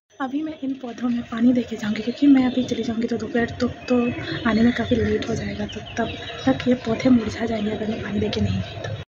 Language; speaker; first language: Hindi; non-native, local second language; Bangla